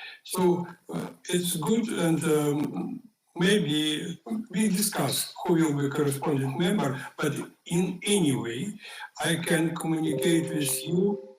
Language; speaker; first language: English; non-native, fluent; Ukrainian